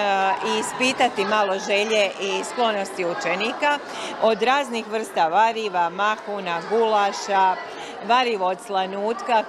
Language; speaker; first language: Croatian; native; Croatian